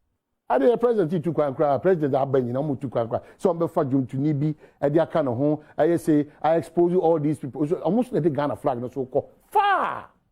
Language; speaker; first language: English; non-native, local second language; Akan